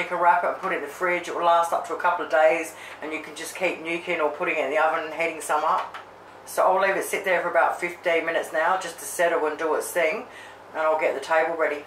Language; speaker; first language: English; native; English